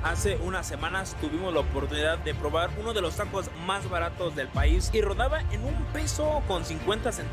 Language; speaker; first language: Spanish; native; Spanish